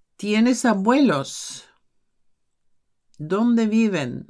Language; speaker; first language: Spanish; non-native, fluent; Norwegian